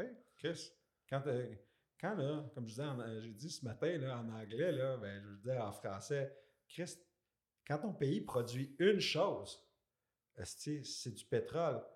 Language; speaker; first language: French; native; French